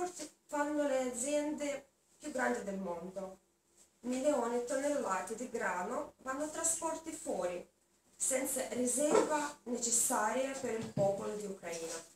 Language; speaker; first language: Italian; non-native, learner; Russian